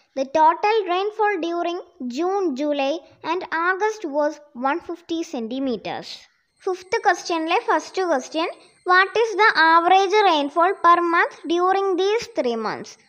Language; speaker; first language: English; non-native, local second language; Malayalam